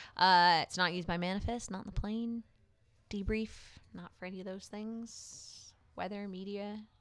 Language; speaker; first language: English; native; English